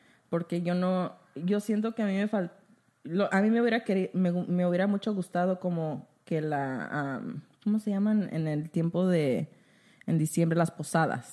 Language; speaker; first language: Spanish; early bilingual, heritage; Spanish